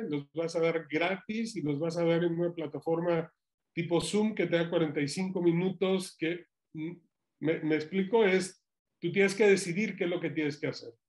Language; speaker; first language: Spanish; native; Spanish